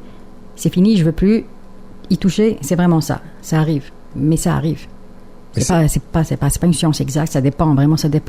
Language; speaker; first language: French; non-native, local second language; Arabic